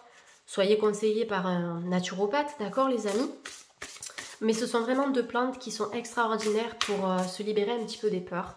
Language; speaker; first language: French; native; French